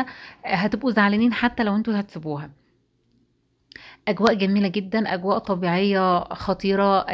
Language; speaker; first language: Arabic; native; Arabic